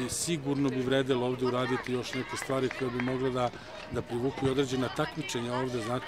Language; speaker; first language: Serbian; native; Serbian